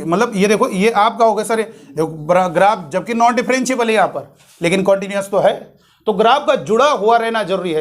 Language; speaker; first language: Hindi; native; Hindi